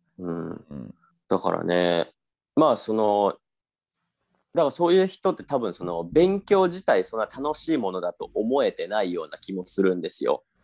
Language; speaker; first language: Japanese; native; Japanese